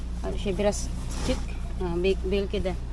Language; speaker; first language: Turkish; non-native, learner; Filipino